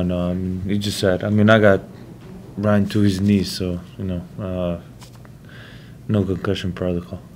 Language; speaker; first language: English; non-native, fluent; Slovenian